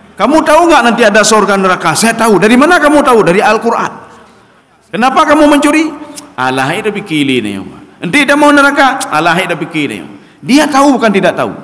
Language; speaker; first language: Malay; non-native, local second language; Achinese